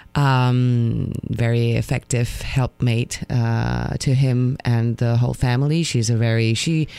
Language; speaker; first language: English; non-native, fluent; Spanish